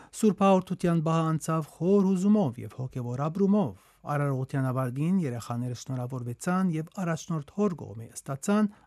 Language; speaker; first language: Armenian; native; Armenian